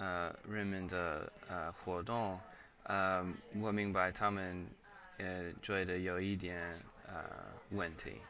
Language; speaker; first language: Chinese; non-native, learner; English